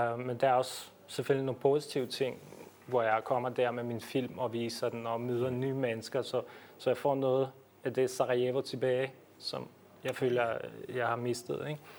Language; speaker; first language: Danish; early bilingual, other home language; Bosnian